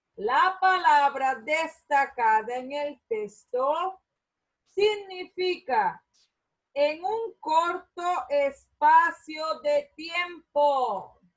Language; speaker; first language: Spanish; non-native, learner; Portuguese